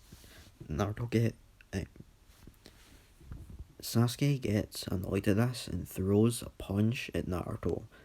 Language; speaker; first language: English; native; English